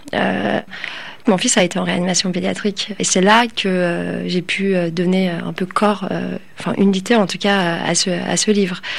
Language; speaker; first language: French; early bilingual, other home language; Turkish